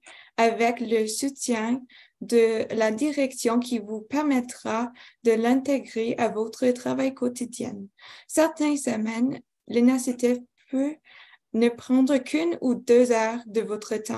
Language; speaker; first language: French; non-native, local second language; English